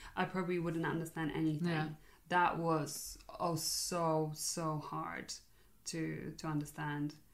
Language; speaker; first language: English; non-native, fluent; Polish